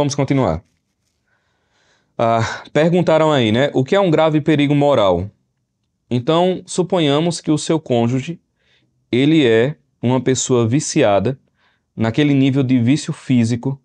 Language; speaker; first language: Portuguese; native; Portuguese